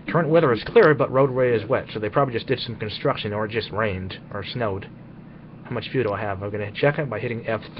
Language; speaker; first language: English; native; English